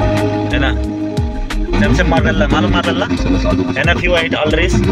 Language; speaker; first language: Arabic; non-native, learner; Nepali